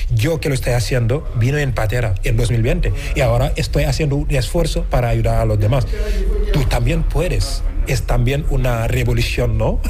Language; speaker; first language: Spanish; non-native, fluent; Wolof